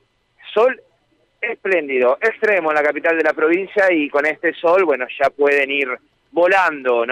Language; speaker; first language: Spanish; native; Spanish